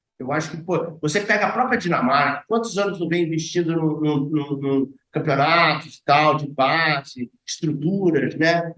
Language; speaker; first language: Portuguese; native; Portuguese